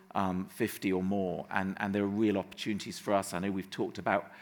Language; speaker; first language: English; native; English